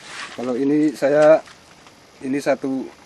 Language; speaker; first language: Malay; non-native, local second language; Javanese